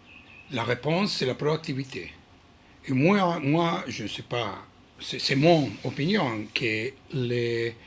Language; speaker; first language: French; non-native, learner; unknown